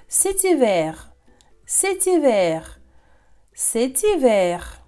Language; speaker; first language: French; non-native, fluent; Russian